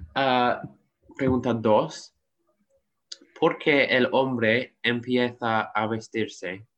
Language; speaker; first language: Spanish; non-native, learner; English